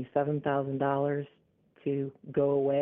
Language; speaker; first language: English; native; English